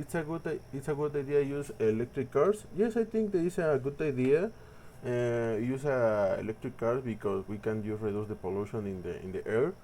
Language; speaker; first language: English; non-native, learner; Spanish